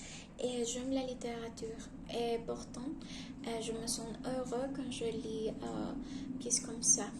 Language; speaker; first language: French; non-native, learner; Spanish